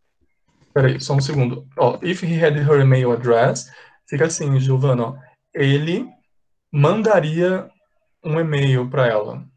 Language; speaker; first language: Portuguese; native; Portuguese